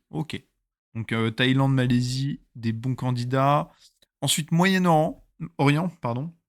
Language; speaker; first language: French; native; French